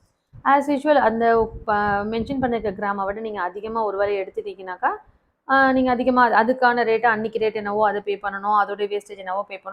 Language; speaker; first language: Tamil; native; Tamil